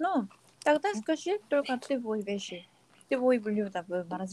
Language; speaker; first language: Russian; non-native, learner; Korean